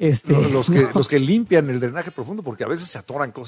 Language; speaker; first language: Spanish; native; Spanish